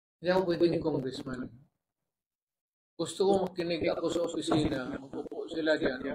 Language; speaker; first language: Filipino; non-native, local second language; Cebuano